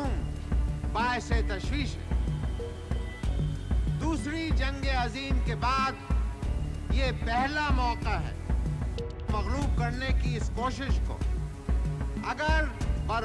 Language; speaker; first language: Urdu; non-native, local second language; Punjabi